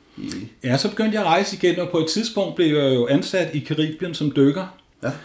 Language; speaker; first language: Danish; native; Danish